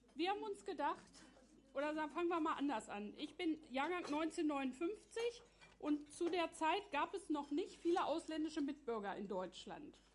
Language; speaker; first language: German; native; German